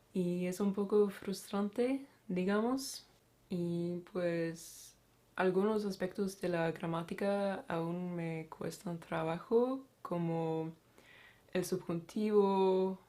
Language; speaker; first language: Spanish; non-native, fluent; Swedish